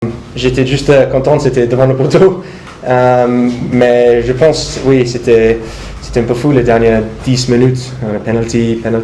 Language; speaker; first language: French; non-native, fluent; English